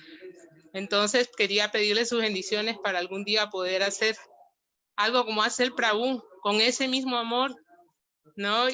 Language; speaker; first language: Spanish; native; Spanish